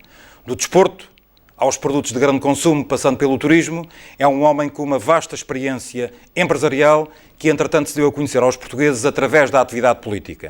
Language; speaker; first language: Portuguese; native; Portuguese